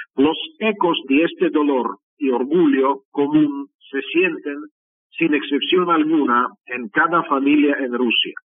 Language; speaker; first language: Spanish; non-native, fluent; Russian